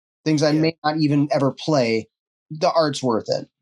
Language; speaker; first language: English; native; English